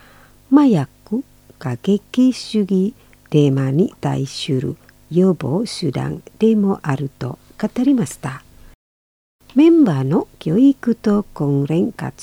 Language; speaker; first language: Japanese; non-native, fluent; Indonesian